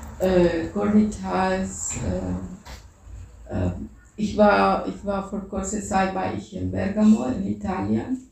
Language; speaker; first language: German; non-native, fluent; Spanish